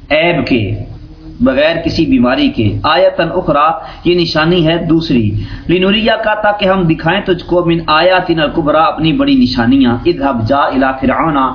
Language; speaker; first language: Urdu; native; Urdu